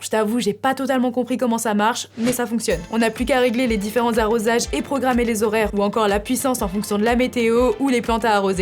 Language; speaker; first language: French; native; French